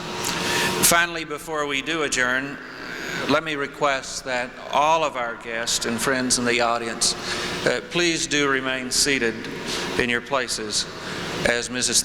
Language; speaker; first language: English; native; English